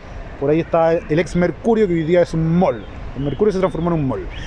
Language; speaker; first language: Spanish; native; Spanish